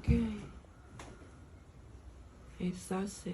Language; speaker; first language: French; non-native, learner; English